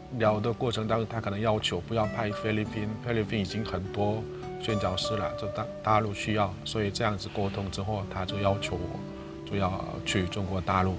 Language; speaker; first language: Chinese; non-native, fluent; Korean